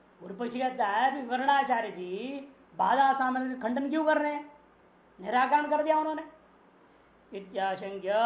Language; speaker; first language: Hindi; non-native, local second language; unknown